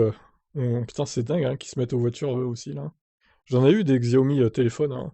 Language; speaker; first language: French; native; French